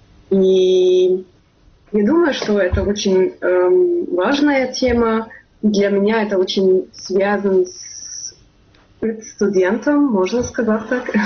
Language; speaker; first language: Russian; non-native, fluent; German